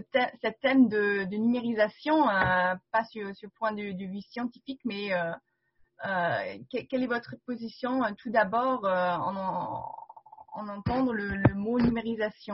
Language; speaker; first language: French; non-native, fluent; German